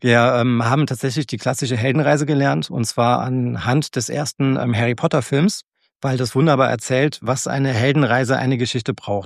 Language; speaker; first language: German; native; German